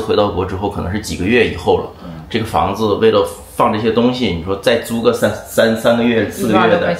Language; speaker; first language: Chinese; native; Chinese